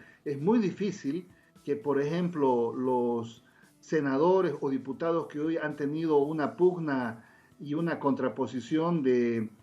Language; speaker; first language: Spanish; native; Spanish